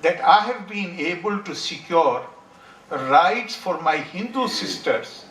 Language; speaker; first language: English; non-native, local second language; Hindi